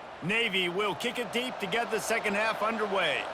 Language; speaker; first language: English; native; English